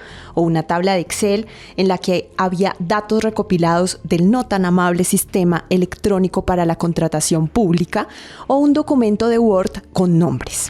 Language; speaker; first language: Spanish; native; Spanish